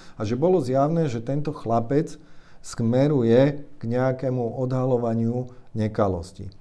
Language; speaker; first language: Slovak; native; Slovak